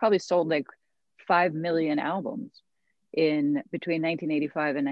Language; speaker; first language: English; native; English